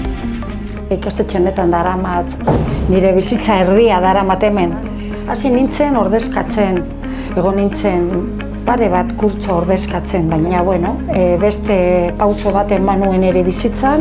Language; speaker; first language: Basque; non-native, local second language; Spanish